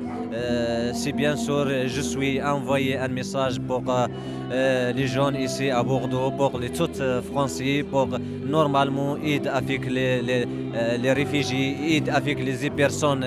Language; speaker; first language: French; non-native, learner; Arabic